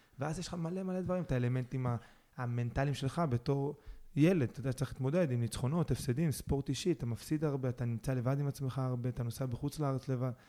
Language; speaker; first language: Hebrew; early bilingual, other home language; Spanish